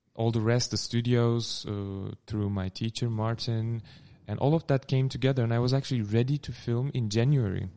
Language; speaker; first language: English; non-native, fluent; Turkish